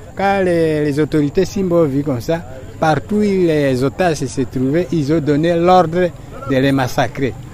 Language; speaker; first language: French; non-native, local second language; Swahili